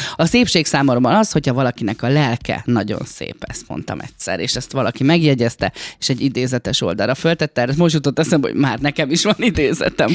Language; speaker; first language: Hungarian; native; Hungarian